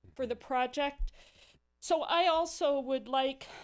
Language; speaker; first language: English; native; English